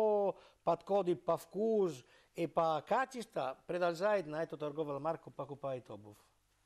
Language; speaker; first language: Russian; non-native, learner; Italian